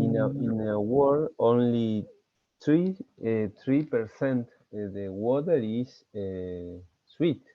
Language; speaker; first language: English; non-native, learner; Spanish